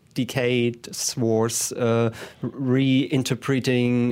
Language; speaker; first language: English; non-native, fluent; German